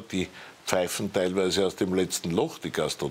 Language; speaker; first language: German; native; German